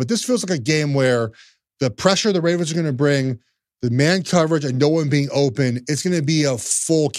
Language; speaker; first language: English; native; English